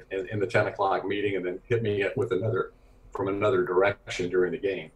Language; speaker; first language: English; native; English